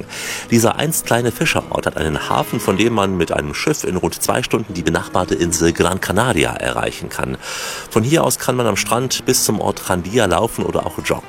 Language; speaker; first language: German; native; German